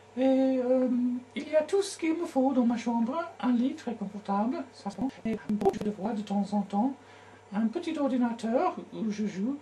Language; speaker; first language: French; non-native, learner; English